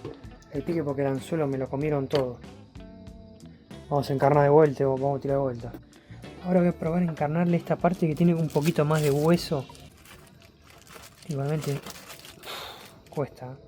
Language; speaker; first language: Spanish; native; Spanish